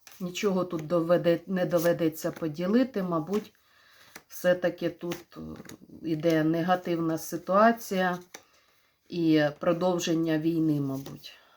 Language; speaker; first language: Ukrainian; non-native, local second language; Russian